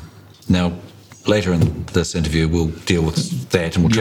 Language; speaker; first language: English; native; English